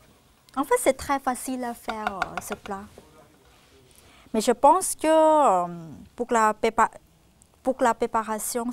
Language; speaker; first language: French; non-native, fluent; Thai